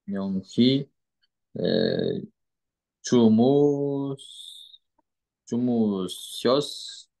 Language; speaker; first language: Korean; non-native, learner; Kyrgyz